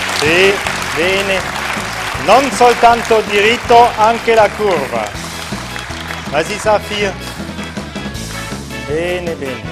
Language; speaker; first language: Italian; non-native, local second language; German